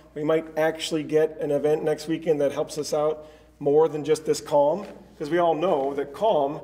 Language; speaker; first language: English; native; English